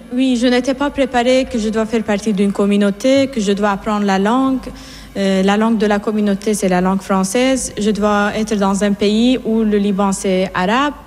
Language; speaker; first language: French; non-native, fluent; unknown